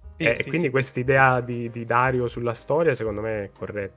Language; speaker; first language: Italian; native; Italian